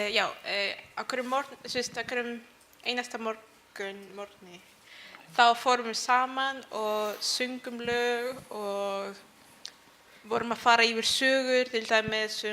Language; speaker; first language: Icelandic; early bilingual, other home language; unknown